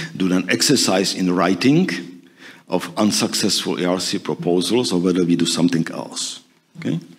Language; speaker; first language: English; non-native, fluent; Czech